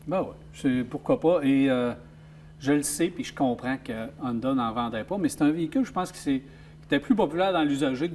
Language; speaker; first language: French; native; French